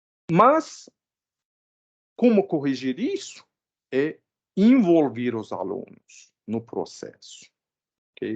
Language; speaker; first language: Portuguese; non-native, fluent; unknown